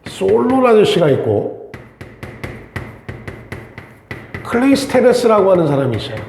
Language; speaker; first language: Korean; native; Korean